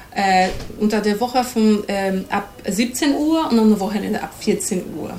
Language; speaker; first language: German; non-native, fluent; Portuguese